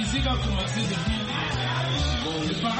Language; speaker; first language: French; non-native, local second language; Lingala